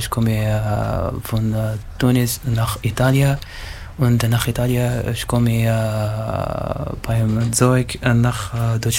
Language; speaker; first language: German; non-native, learner; Arabic